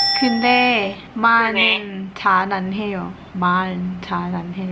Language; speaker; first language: Korean; non-native, learner; Thai